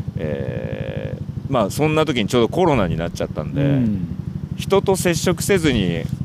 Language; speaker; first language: Japanese; native; Japanese